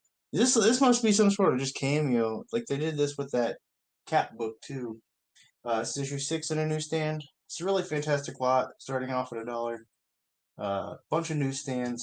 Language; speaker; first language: English; native; English